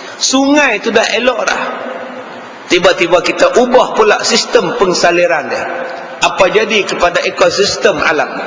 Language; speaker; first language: Malay; native; Malay